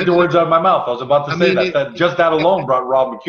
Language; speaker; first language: English; native; English